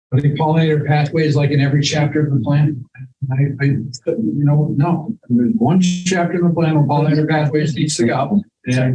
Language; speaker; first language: English; native; English